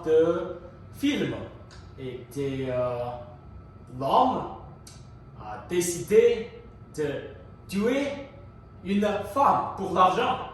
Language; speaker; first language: French; non-native, learner; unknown